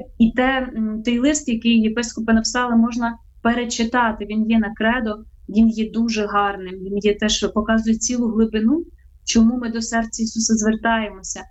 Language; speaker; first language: Ukrainian; native; Ukrainian